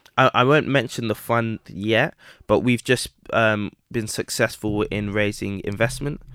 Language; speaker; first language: English; native; English